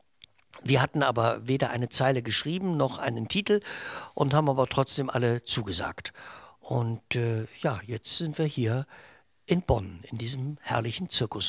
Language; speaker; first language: German; native; German